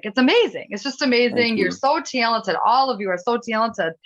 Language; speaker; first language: English; native; English